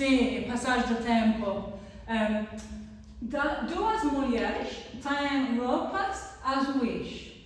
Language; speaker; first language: Portuguese; non-native, learner; English